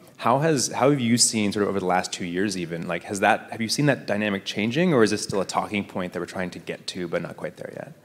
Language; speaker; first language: English; native; English